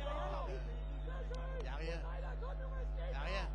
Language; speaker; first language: French; native; French